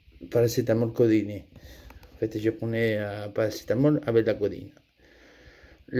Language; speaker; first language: French; non-native, fluent; Spanish